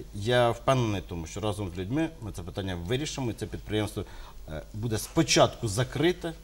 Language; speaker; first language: Ukrainian; native; Ukrainian